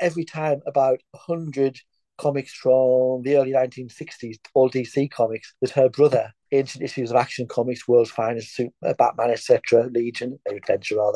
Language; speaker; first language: English; native; English